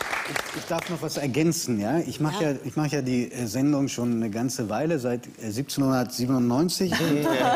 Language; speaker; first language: German; native; German